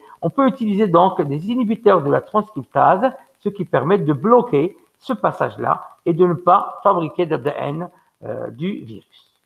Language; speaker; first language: French; non-native, local second language; Arabic